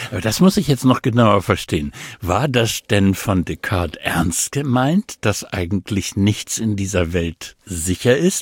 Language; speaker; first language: German; native; German